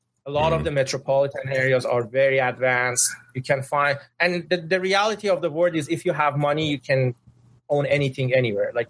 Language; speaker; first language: English; non-native, fluent; Persian